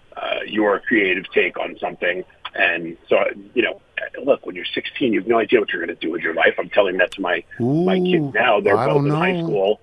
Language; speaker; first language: English; native; English